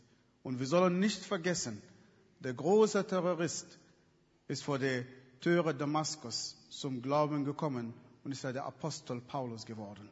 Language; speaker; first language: German; non-native, fluent; Arabic